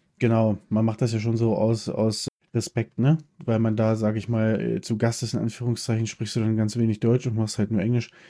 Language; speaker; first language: German; early bilingual, other home language; Polish